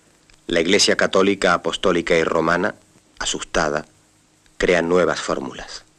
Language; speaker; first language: Spanish; native; Spanish